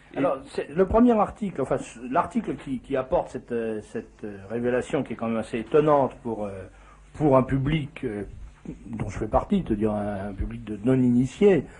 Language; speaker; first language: French; native; French